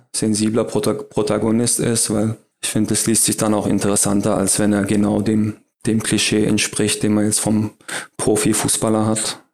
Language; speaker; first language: German; native; German